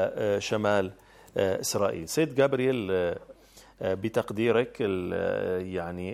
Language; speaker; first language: Arabic; native; Arabic